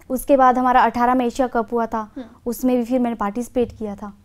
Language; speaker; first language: Hindi; native; Hindi